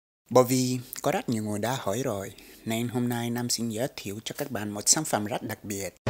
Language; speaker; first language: Vietnamese; non-native, fluent; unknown